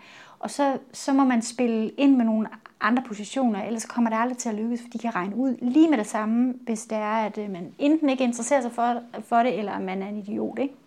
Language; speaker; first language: Danish; native; Danish